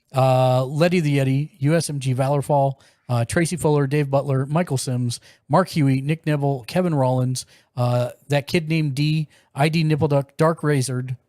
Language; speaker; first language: English; native; English